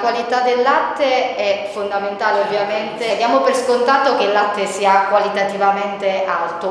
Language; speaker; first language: Italian; native; Italian